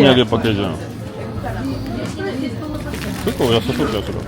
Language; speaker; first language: Japanese; non-native, fluent; French